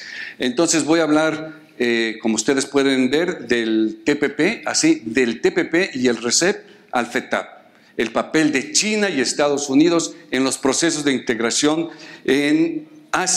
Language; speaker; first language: Spanish; native; Spanish